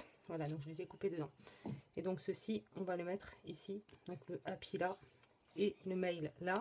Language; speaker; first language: French; native; French